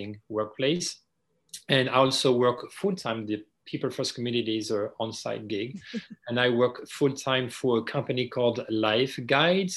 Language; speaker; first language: English; non-native, fluent; French